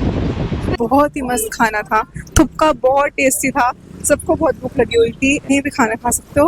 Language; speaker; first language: Hindi; native; Hindi